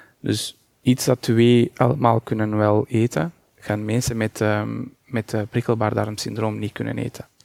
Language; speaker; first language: Dutch; non-native, fluent; Portuguese